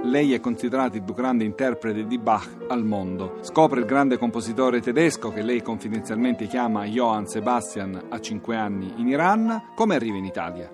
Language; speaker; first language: Italian; non-native, fluent; Persian